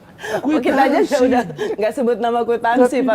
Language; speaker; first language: Indonesian; native; Indonesian